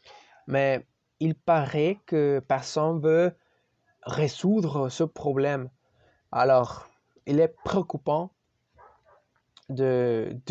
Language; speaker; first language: French; non-native, learner; Spanish